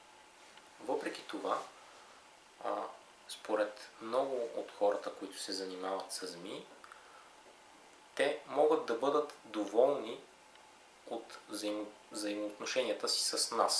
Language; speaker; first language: Bulgarian; native; Bulgarian